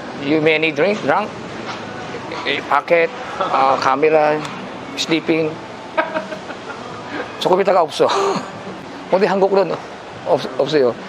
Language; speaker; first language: Korean; non-native, learner; Filipino